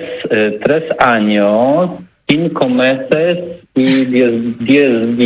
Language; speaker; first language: Spanish; non-native, learner; Polish